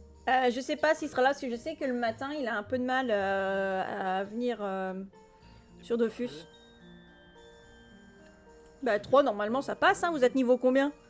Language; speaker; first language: French; native; French